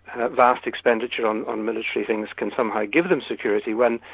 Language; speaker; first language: English; native; English